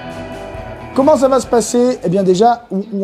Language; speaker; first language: French; native; French